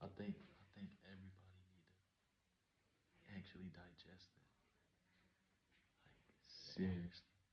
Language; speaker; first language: English; native; English